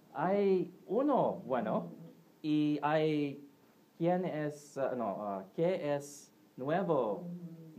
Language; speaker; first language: Spanish; non-native, learner; English